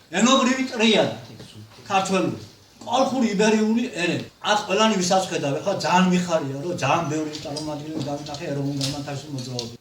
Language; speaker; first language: Georgian; non-native, local second language; Mingrelian